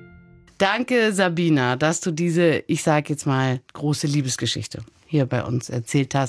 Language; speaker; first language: German; native; German